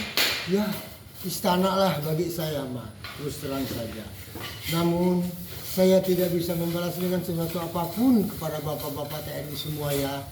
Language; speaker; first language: Indonesian; non-native, local second language; Sundanese